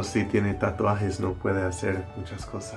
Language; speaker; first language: Spanish; non-native, learner; English